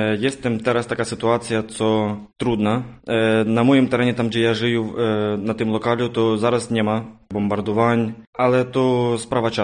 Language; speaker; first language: Polish; non-native, learner; Ukrainian